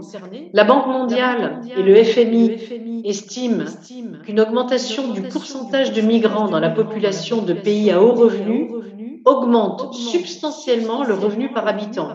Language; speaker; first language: French; native; French